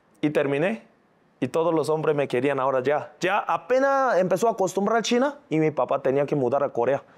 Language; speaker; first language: Spanish; non-native, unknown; Korean